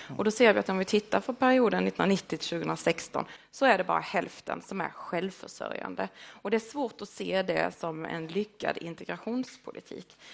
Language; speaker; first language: Swedish; native; Swedish